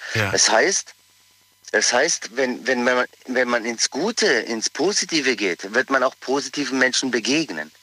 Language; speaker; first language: German; native; German